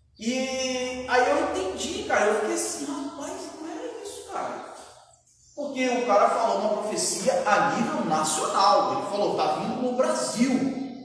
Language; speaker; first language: Portuguese; native; Portuguese